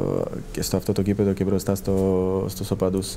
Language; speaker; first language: Greek; non-native, fluent; Serbian